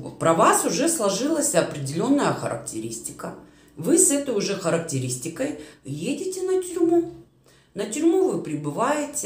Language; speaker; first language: Russian; native; Russian